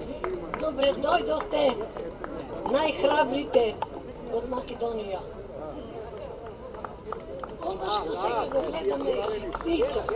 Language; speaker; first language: Macedonian; native; Macedonian